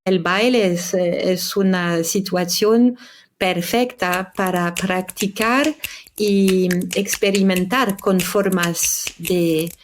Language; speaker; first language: Spanish; non-native, fluent; French